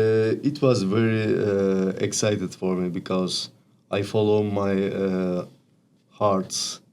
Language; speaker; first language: English; non-native, learner; Turkish